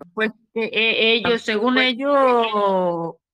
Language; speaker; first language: Spanish; native; Spanish